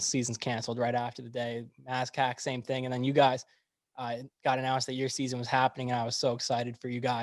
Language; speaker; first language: English; native; English